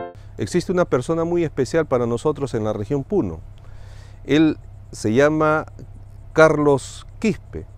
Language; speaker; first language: Spanish; native; Spanish